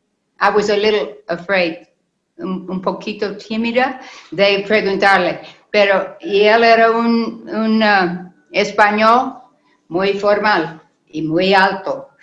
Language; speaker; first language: Spanish; non-native, learner; English